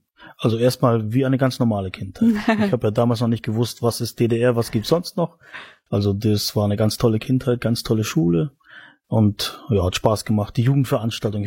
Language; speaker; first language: German; native; German